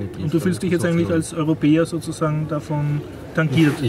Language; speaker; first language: German; native; German